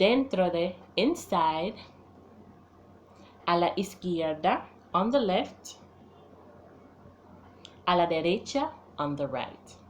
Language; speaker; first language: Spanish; non-native, fluent; English